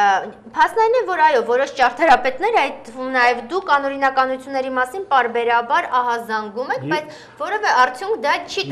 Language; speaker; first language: Armenian; native; Armenian